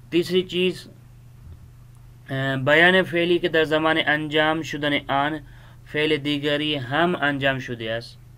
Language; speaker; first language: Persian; non-native, fluent; Urdu